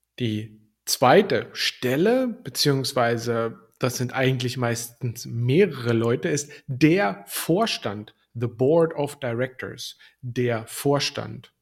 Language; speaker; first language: German; native; German